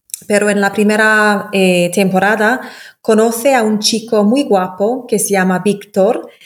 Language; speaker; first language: Spanish; non-native, fluent; English